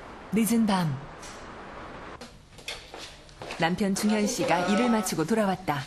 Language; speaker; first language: Korean; native; Korean